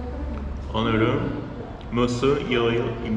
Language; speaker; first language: Korean; non-native, learner; Spanish